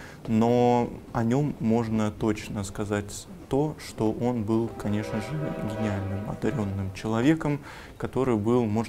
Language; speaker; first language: Russian; native; Russian